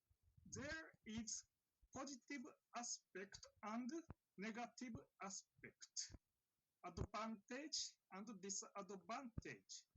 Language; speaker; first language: English; non-native, fluent; Japanese